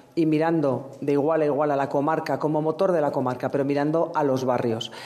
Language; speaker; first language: Spanish; native; Spanish